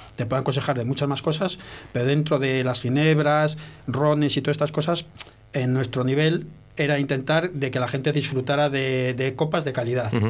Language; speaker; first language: Spanish; early bilingual, heritage; French